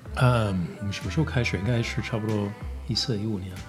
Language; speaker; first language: Chinese; non-native, fluent; English